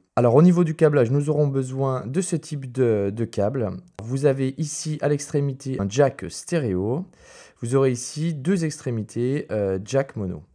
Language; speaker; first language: French; native; French